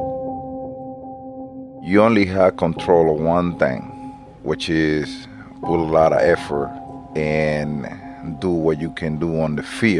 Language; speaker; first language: English; non-native, fluent; Spanish